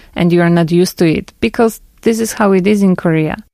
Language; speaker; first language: English; non-native, fluent; Polish